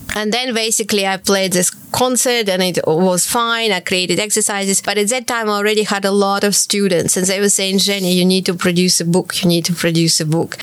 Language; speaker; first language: English; non-native, fluent; Ukrainian